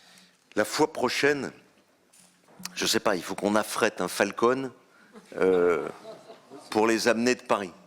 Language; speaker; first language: French; native; French